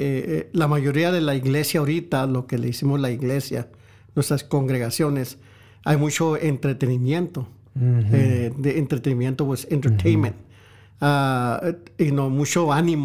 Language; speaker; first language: Spanish; early bilingual, heritage; Spanish